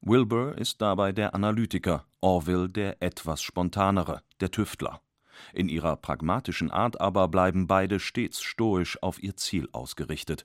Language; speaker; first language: German; native; German